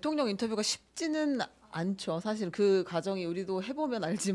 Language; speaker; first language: Korean; native; Korean